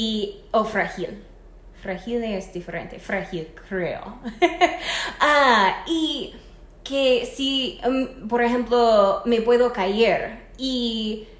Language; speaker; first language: Spanish; non-native, fluent; English